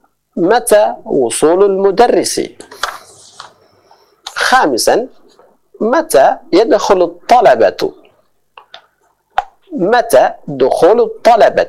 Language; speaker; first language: Arabic; non-native, fluent; Indonesian